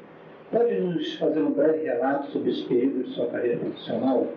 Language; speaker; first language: Portuguese; native; Portuguese